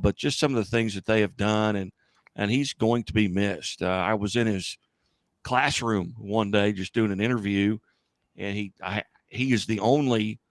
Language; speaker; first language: English; native; English